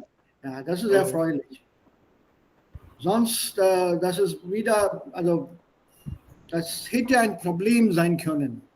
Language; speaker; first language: German; non-native, fluent; Hindi